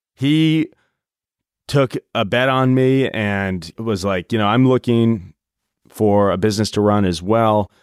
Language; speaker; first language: English; native; English